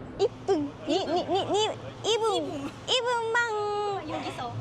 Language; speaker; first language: Korean; non-native, learner; Japanese